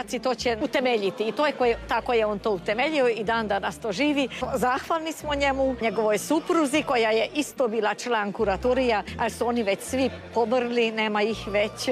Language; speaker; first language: Serbian; early bilingual, heritage; Croatian